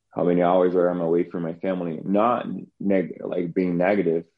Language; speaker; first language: English; non-native, fluent; Portuguese